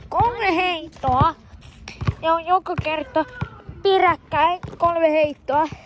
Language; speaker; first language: Finnish; native; Finnish